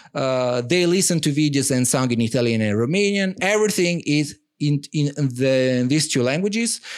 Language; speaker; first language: English; non-native, fluent; Italian